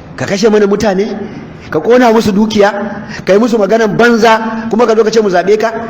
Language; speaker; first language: Hausa; native; Hausa